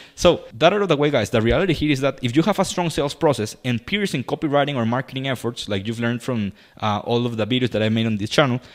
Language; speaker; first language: English; non-native, fluent; Spanish